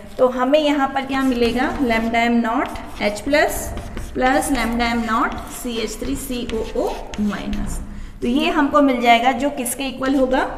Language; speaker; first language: Hindi; native; Hindi